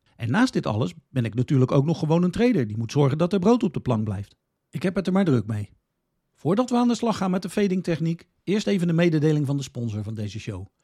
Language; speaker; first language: Dutch; native; Dutch